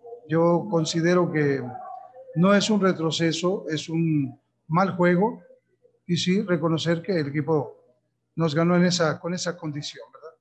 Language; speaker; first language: Spanish; native; Spanish